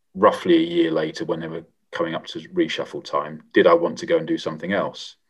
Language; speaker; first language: English; native; English